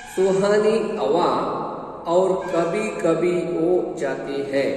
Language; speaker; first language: Hindi; non-native, local second language; Kannada